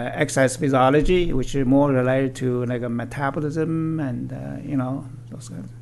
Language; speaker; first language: English; non-native, fluent; Chinese